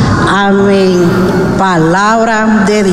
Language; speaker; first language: Spanish; native; Spanish